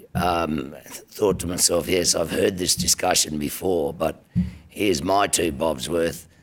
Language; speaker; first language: English; native; English